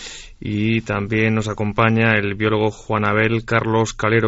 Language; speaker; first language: Spanish; native; Spanish